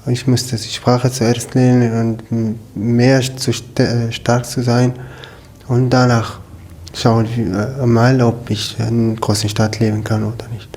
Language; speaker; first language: German; non-native, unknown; Arabic